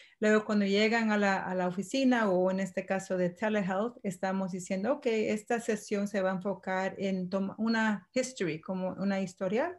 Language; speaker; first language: Spanish; early bilingual, heritage; Spanish